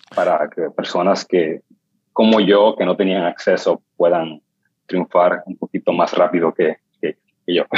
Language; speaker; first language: Spanish; native; Spanish